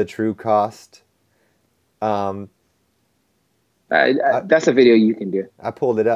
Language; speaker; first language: English; native; English